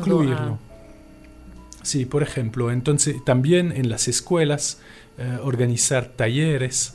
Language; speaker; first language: Spanish; non-native, fluent; French